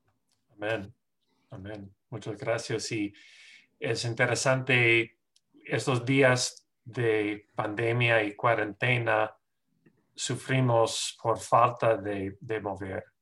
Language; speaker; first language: Spanish; non-native, fluent; English